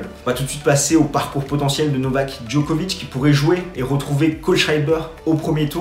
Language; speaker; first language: French; native; French